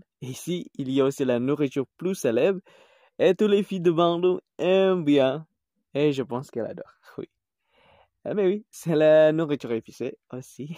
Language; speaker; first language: French; non-native, fluent; Indonesian